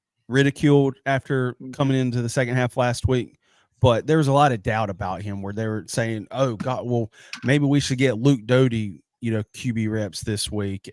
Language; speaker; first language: English; native; English